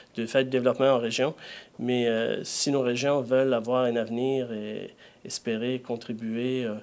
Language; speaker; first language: French; native; French